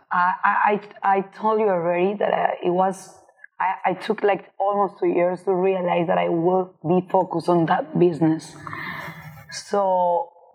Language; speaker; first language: English; non-native, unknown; Spanish